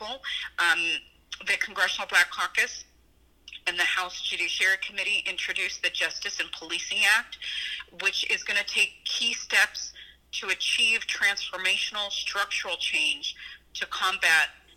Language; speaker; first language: English; native; English